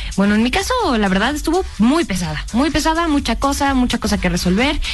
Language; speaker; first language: Spanish; native; Spanish